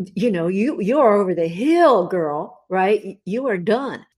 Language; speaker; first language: English; native; English